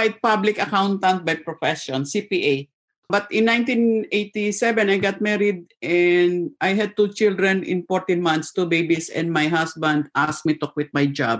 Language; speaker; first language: English; non-native, local second language; Filipino